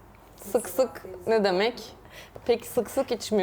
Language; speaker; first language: Turkish; non-native, learner; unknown